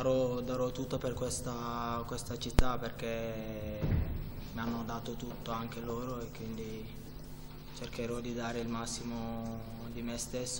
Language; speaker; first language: Italian; non-native, fluent; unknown